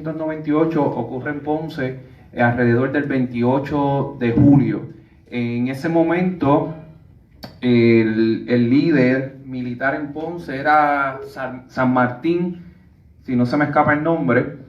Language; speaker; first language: Spanish; native; Spanish